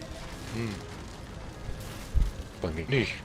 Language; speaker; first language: German; native; German